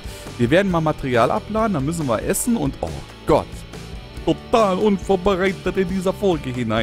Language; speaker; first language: German; native; German